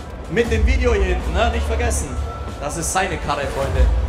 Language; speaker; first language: German; native; German